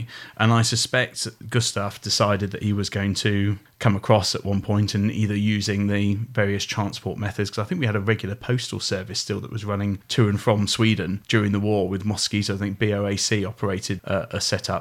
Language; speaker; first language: English; native; English